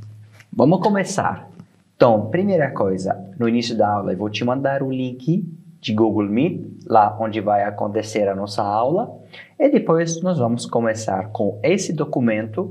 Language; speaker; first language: Portuguese; non-native, fluent; Arabic